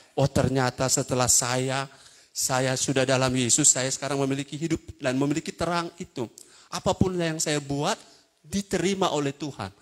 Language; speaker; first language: Indonesian; native; Indonesian